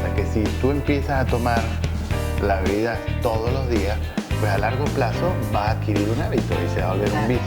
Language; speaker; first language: Spanish; native; Spanish